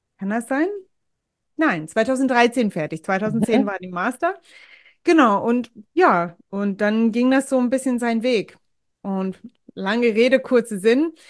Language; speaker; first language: German; non-native, fluent; English